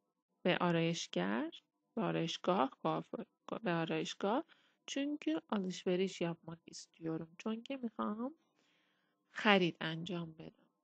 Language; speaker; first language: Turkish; non-native, fluent; Persian